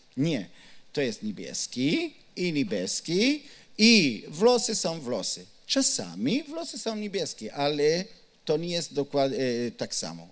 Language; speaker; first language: Polish; non-native, learner; Hebrew